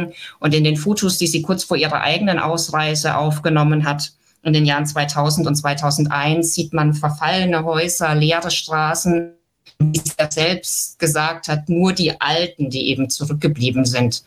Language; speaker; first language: German; native; German